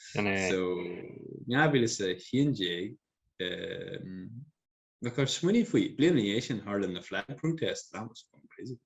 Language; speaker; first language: Irish; native; Irish